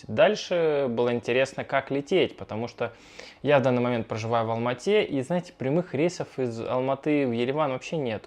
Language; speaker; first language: Russian; native; Russian